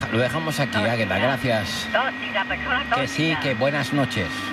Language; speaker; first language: Spanish; native; Spanish